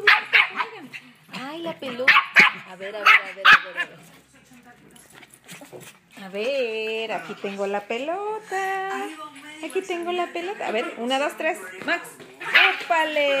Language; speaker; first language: Spanish; native; Spanish